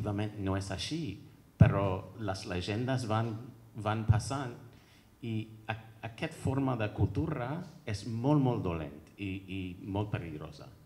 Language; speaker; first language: Catalan; non-native, fluent; English